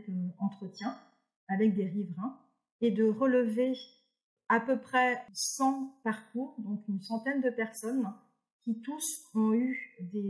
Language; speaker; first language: French; native; French